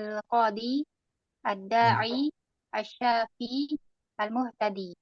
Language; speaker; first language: Arabic; non-native, learner; Indonesian